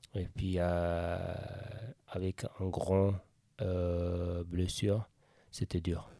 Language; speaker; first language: French; non-native, fluent; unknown